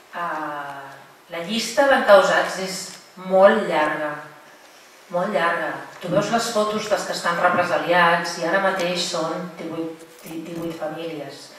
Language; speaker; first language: Catalan; native; Catalan